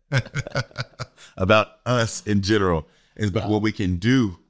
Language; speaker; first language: English; native; English